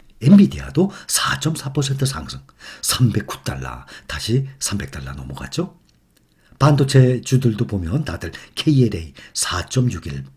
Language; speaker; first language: Korean; native; Korean